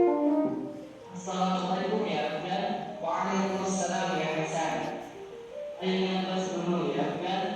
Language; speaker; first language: Arabic; non-native, learner; Indonesian